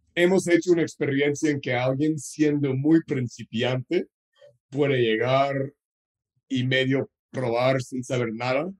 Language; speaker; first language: Spanish; non-native, fluent; English